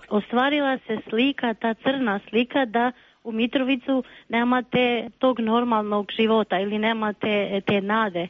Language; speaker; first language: Serbian; non-native, local second language; Albanian